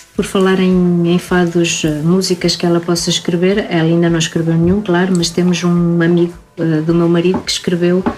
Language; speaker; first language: Portuguese; native; Portuguese